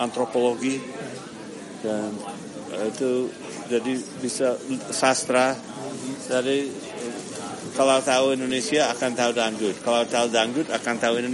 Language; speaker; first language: Indonesian; non-native, fluent; English